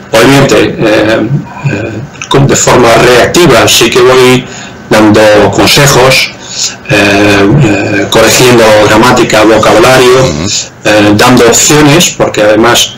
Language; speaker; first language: Spanish; non-native, fluent; Dutch